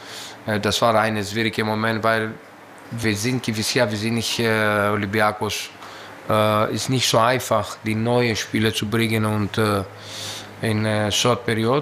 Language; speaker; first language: German; non-native, learner; Greek